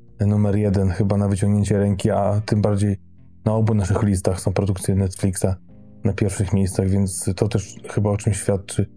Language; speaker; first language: Polish; native; Polish